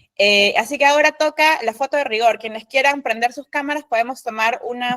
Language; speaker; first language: Spanish; native; Spanish